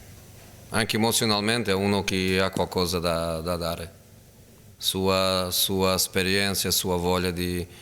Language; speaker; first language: Italian; non-native, fluent; Portuguese